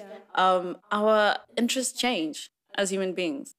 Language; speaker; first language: English; non-native, local second language; Swati